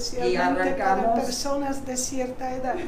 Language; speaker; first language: Spanish; non-native, fluent; Polish